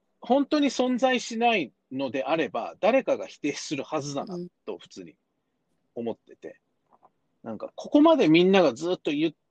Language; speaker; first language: Japanese; early bilingual, heritage; Japanese